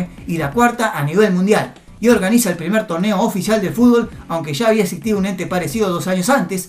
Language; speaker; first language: Spanish; native; Spanish